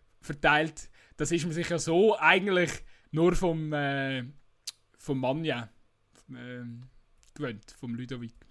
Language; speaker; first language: German; native; German